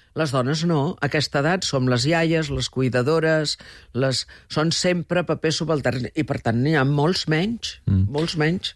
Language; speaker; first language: Catalan; early bilingual, heritage; Catalan